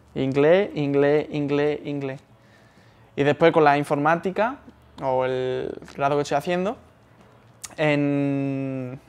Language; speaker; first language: Spanish; native; Spanish